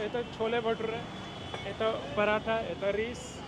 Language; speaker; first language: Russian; non-native, learner; Hindi